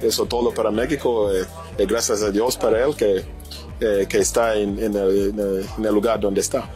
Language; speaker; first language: Spanish; non-native, fluent; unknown